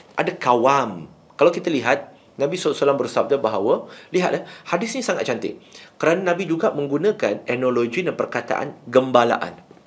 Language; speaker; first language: Malay; non-native, local second language; Chinese